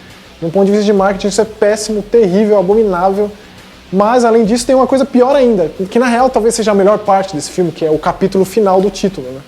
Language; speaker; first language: Portuguese; native; Portuguese